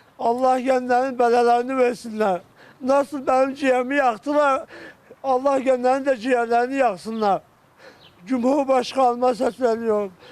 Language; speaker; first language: Turkish; non-native, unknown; Arabic